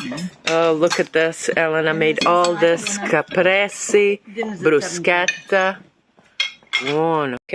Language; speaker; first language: Italian; non-native, learner; English